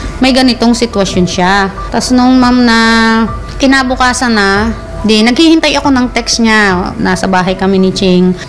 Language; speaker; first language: Filipino; native; Filipino